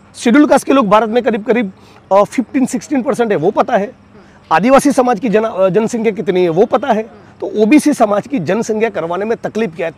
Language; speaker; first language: Hindi; non-native, local second language; Gujarati